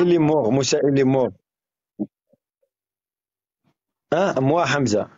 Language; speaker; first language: French; non-native, learner; Arabic